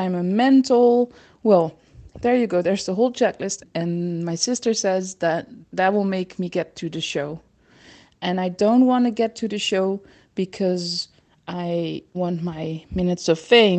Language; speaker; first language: English; non-native, fluent; Dutch